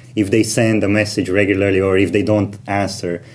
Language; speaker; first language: English; non-native, fluent; Romanian